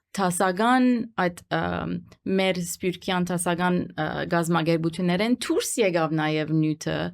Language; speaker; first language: Armenian; early bilingual, heritage; Armenian